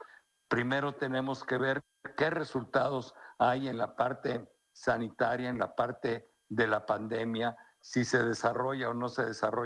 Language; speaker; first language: Spanish; native; Spanish